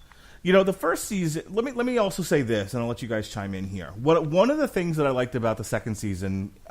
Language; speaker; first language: English; native; English